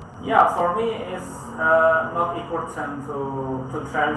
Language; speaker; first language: English; non-native, learner; Indonesian